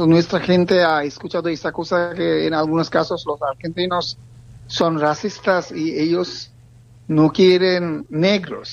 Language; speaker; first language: Spanish; non-native, learner; Bangla